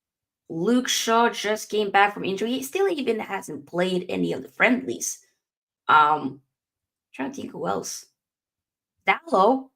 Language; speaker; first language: English; native; English